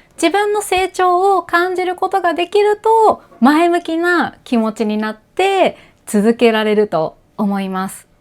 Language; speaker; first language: Japanese; native; Japanese